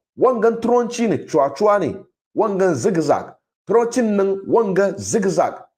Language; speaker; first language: Hausa; non-native, local second language; Igbo